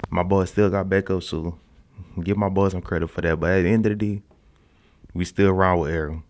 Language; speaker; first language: English; native; English